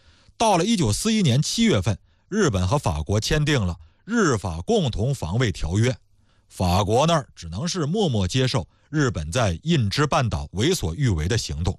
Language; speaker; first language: Chinese; native; Chinese